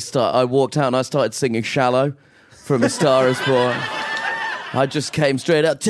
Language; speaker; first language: English; native; English